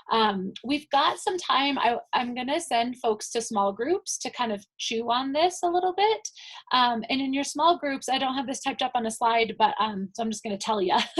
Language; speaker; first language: English; native; English